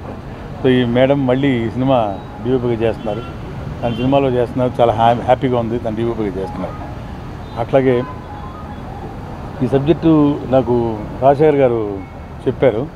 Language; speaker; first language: Telugu; native; Telugu